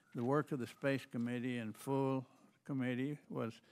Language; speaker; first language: English; native; English